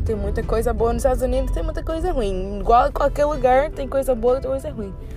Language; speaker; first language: Portuguese; non-native, fluent; English